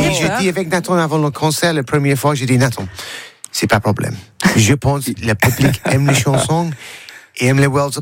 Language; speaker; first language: French; non-native, learner; English